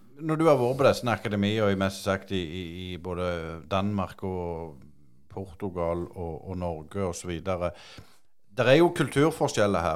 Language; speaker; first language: Norwegian; native; Norwegian